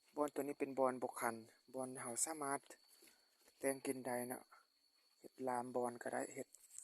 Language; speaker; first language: Lao; non-native, local second language; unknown